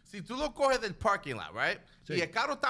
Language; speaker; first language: Spanish; early bilingual, heritage; Spanish